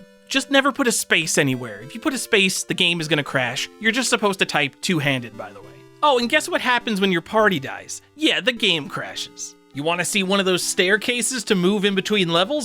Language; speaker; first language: English; native; English